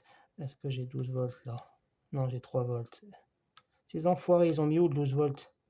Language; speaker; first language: French; native; French